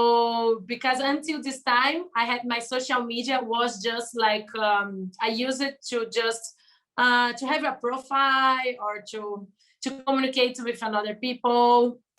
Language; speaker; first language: English; non-native, learner; Portuguese